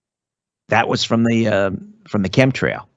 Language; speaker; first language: English; native; English